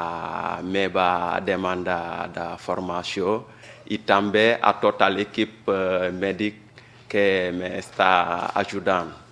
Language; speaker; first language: Catalan; non-native, learner; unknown